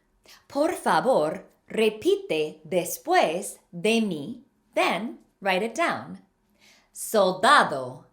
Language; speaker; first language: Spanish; non-native, fluent; English